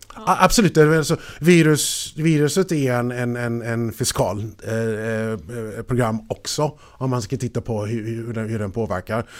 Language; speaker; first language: Swedish; non-native, fluent; English